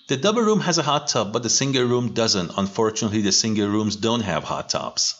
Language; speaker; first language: English; non-native, fluent; Persian